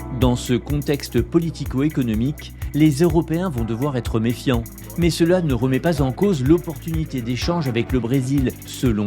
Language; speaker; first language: French; native; French